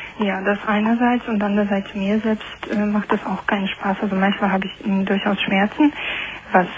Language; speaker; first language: German; non-native, fluent; Polish